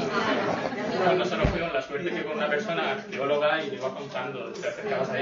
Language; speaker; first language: Spanish; native; Spanish